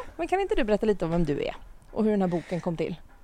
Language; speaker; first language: Swedish; native; Swedish